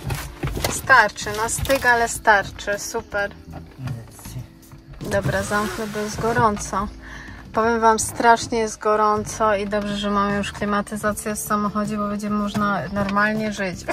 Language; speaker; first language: Polish; native; Polish